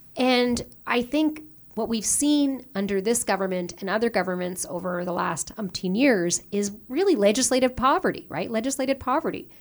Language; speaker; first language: English; native; English